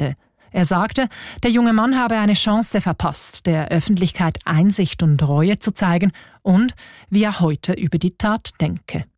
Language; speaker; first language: German; native; German